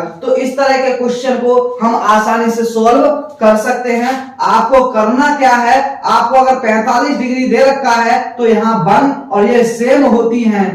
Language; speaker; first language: Hindi; native; Hindi